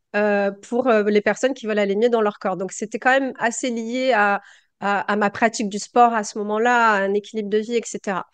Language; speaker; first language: French; native; French